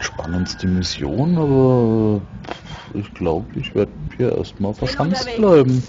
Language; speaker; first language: German; native; German